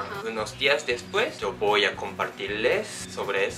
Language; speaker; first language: Spanish; non-native, learner; Japanese